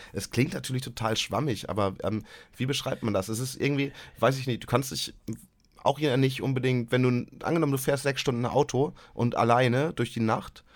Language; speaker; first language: German; native; German